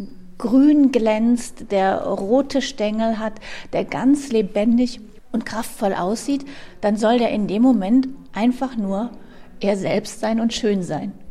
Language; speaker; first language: German; native; German